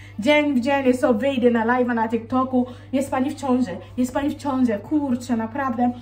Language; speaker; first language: Polish; non-native, fluent; Swahili